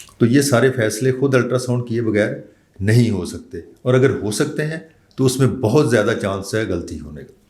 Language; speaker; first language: Urdu; native; Urdu